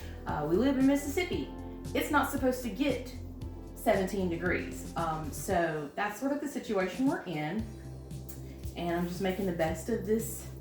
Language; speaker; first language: English; native; English